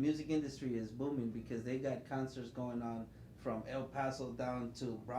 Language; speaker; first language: English; native; English